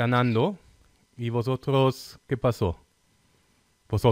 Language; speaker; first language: Spanish; non-native, fluent; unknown